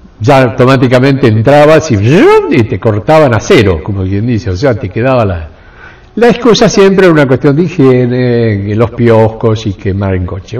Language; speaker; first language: Spanish; native; Spanish